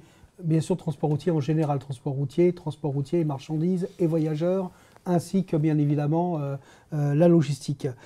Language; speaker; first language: French; native; French